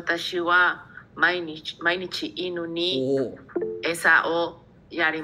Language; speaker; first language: Japanese; non-native, learner; Spanish